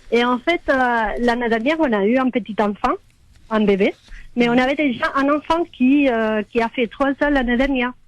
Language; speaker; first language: French; non-native, fluent; Spanish